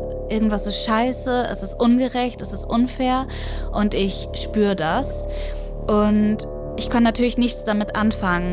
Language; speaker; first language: German; early bilingual, other home language; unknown